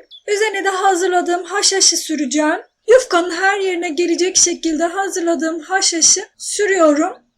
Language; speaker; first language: Turkish; native; Turkish